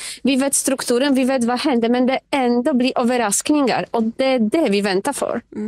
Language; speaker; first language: Swedish; non-native, fluent; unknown